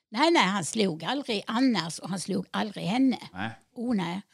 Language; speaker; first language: Swedish; native; Swedish